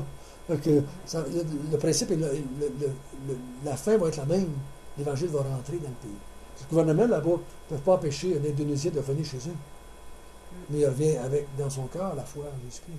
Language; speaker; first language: French; native; French